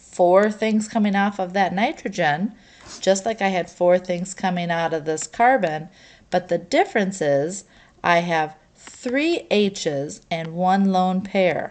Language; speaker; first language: English; native; English